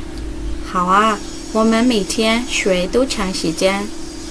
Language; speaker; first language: Chinese; non-native, fluent; Burmese